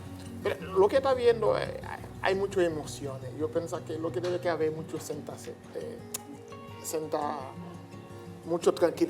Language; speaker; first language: Spanish; non-native, learner; Haitian Creole